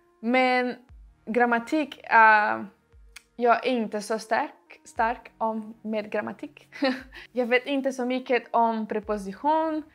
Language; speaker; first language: Swedish; non-native, learner; Portuguese